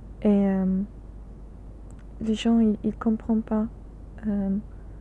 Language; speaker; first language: French; non-native, learner; English